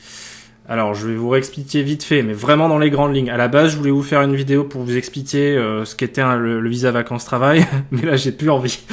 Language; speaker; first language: French; native; French